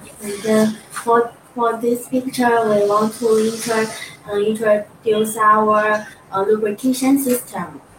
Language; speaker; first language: English; non-native, learner; Chinese